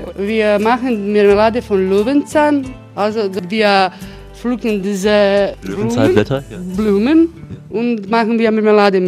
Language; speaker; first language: German; non-native, learner; Croatian